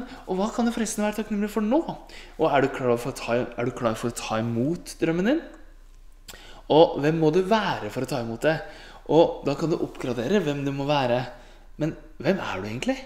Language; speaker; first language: Norwegian; native; Norwegian